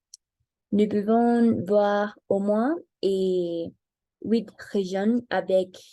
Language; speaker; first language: French; non-native, learner; Spanish